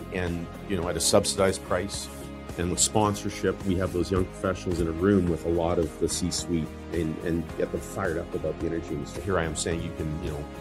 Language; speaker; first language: English; native; English